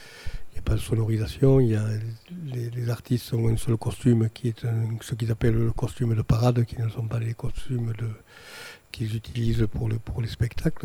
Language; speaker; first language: French; native; French